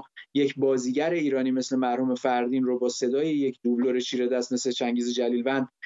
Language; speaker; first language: Persian; native; Persian